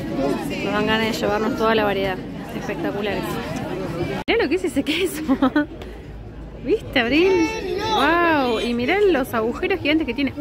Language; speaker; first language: Spanish; native; Spanish